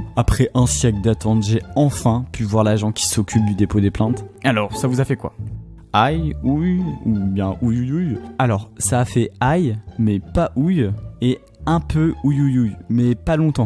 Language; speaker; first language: French; native; French